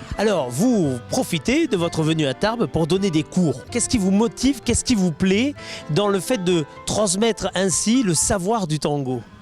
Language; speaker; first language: French; native; French